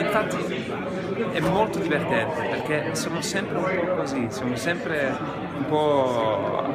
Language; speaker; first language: Italian; non-native, fluent; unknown